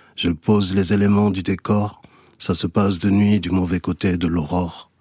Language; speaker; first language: French; early bilingual, other home language; Fula